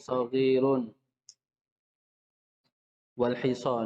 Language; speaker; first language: Arabic; non-native, fluent; Indonesian